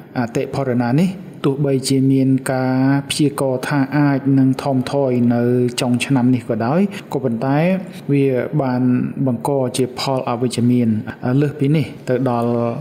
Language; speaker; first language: Khmer; native; Khmer